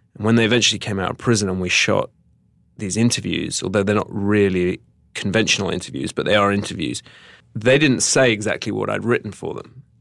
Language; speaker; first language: English; native; English